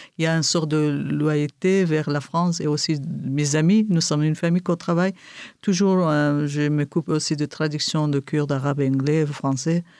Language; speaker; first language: French; non-native, fluent; Kurdish